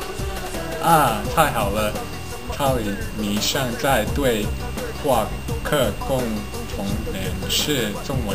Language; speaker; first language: Chinese; non-native, learner; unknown